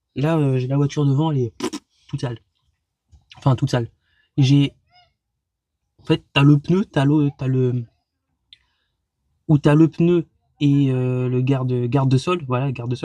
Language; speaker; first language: French; native; French